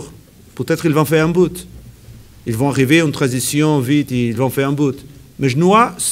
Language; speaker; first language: French; non-native, learner; Portuguese